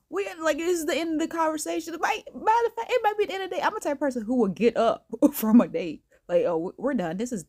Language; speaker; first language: English; native; English